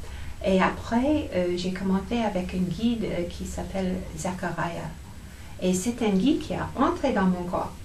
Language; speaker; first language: French; non-native, fluent; English